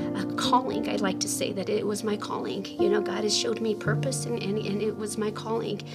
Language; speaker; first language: English; native; English